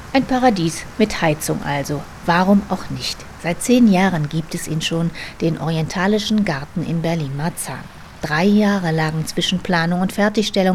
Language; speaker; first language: German; native; German